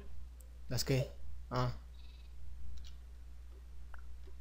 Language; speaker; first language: Spanish; native; Spanish